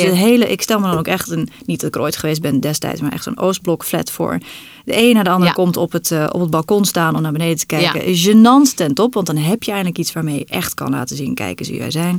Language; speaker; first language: Dutch; native; Dutch